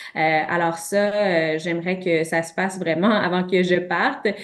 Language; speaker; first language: French; native; French